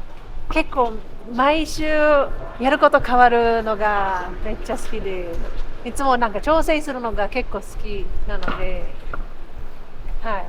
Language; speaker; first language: Japanese; non-native, fluent; Portuguese